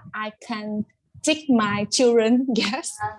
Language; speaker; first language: English; non-native, learner; Vietnamese